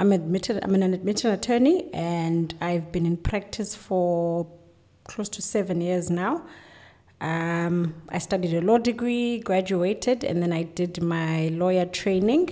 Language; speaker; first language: English; non-native, local second language; Xhosa